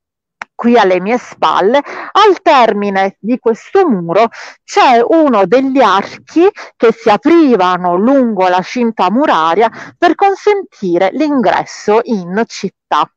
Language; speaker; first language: Italian; native; Italian